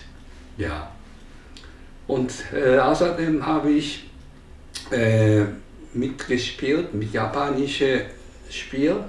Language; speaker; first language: German; non-native, fluent; Japanese